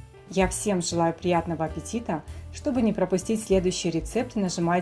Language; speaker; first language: Russian; native; Russian